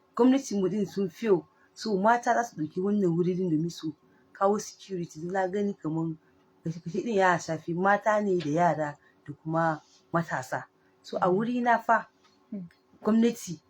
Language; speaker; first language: Hausa; non-native, local second language; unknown